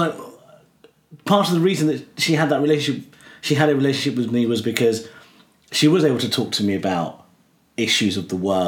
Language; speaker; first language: English; native; English